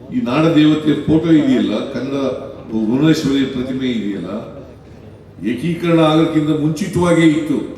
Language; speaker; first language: Kannada; native; Kannada